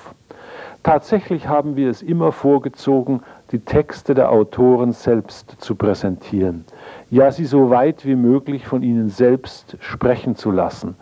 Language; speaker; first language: German; native; German